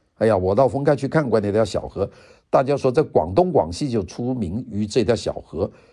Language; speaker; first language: Chinese; non-native, local second language; Cantonese